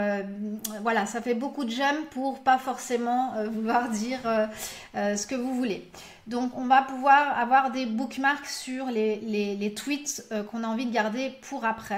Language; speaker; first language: French; native; French